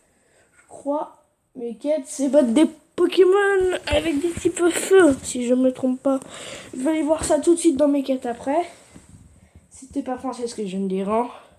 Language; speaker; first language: French; native; French